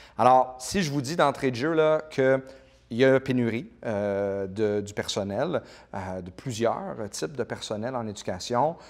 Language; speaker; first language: French; native; French